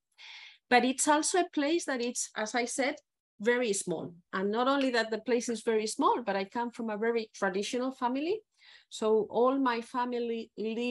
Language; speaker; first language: English; non-native, fluent; Spanish